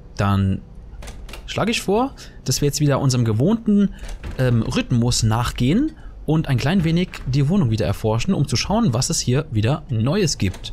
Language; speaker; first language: German; native; German